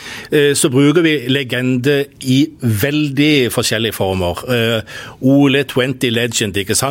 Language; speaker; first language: Norwegian; native; Norwegian